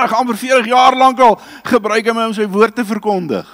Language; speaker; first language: Afrikaans; native; Afrikaans